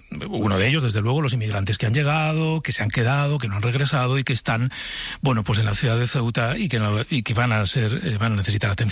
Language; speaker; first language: Spanish; native; Spanish